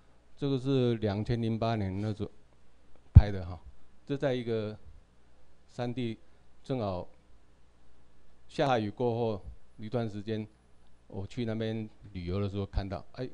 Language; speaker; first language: Chinese; non-native, local second language; Min Nan Chinese